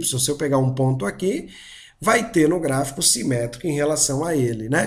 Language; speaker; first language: Portuguese; native; Portuguese